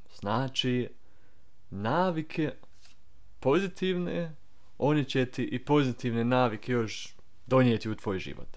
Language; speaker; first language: Croatian; early bilingual, heritage; Croatian